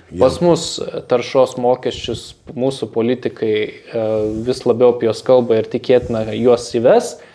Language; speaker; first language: Lithuanian; native; Lithuanian